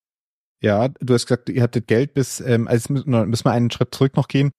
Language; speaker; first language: German; native; German